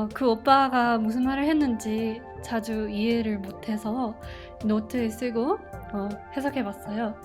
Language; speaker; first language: Korean; non-native, fluent; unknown